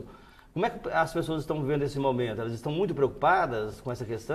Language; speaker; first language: Portuguese; native; Portuguese